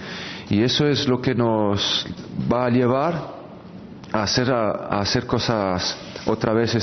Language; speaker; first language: Spanish; non-native, fluent; French